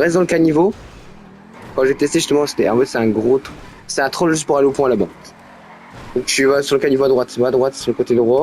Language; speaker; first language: French; native; French